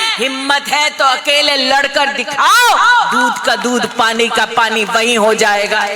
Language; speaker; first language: Hindi; native; Hindi